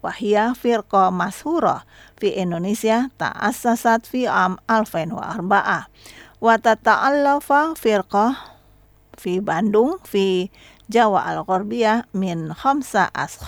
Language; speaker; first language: Arabic; non-native, learner; Indonesian